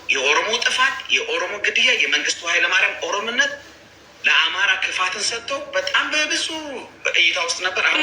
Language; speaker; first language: Amharic; native; Amharic